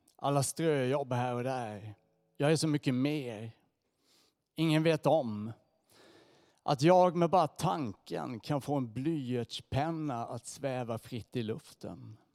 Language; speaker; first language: Swedish; native; Swedish